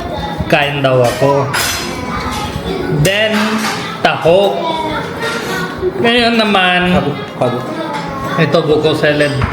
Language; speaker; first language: Filipino; non-native, learner; Punjabi